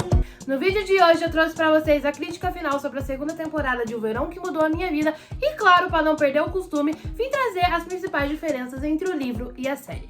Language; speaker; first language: Portuguese; native; Portuguese